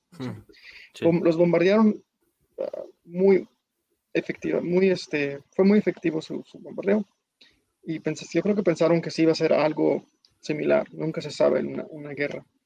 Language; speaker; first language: Spanish; early bilingual, heritage; Spanish